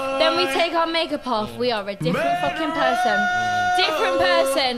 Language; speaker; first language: English; native; English